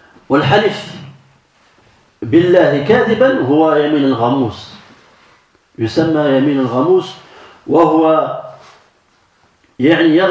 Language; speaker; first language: Arabic; non-native, fluent; French